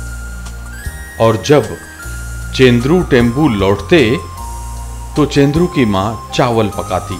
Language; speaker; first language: Hindi; native; Hindi